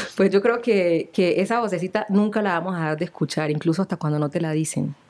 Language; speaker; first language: Spanish; native; Spanish